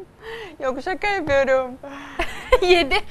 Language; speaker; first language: Turkish; non-native, learner; Portuguese